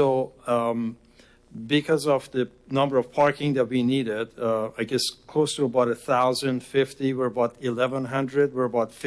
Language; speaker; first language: English; non-native, fluent; Persian